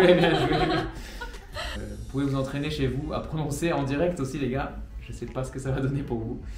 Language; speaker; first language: French; native; French